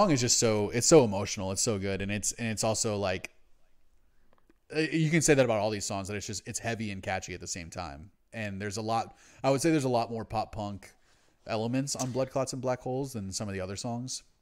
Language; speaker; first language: English; native; English